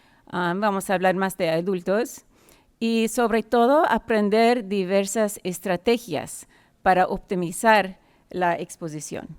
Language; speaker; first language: Spanish; non-native, fluent; English